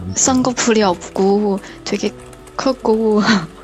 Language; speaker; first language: Korean; early bilingual, heritage; Korean